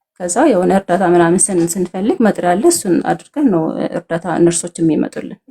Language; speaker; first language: Amharic; native; Amharic